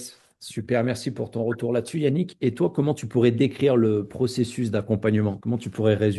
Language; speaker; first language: French; native; French